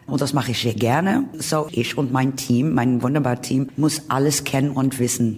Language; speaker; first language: German; non-native, learner; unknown